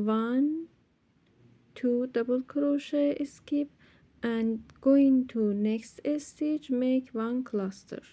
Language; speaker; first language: English; non-native, learner; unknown